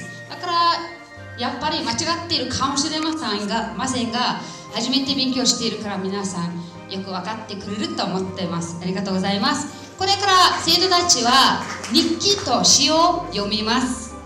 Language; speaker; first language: Japanese; non-native, fluent; Mongolian